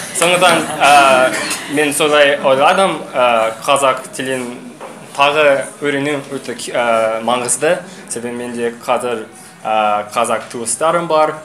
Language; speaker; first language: Kazakh; non-native, learner; English